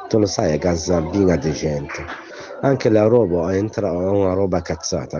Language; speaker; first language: Italian; non-native, learner; Arabic